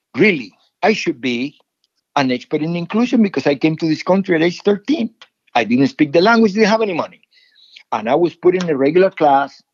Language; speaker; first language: English; non-native, fluent; Spanish